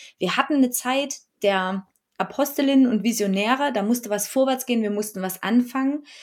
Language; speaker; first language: German; native; German